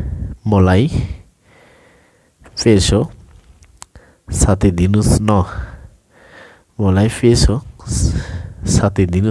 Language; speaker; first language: Nepali; non-native, local second language; Bangla